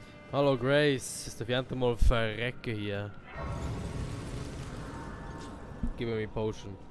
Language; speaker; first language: German; native; German